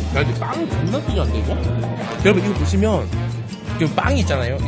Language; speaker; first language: Korean; native; Korean